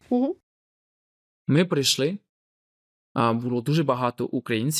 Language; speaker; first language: Ukrainian; non-native, fluent; French